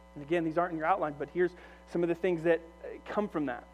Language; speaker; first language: English; native; English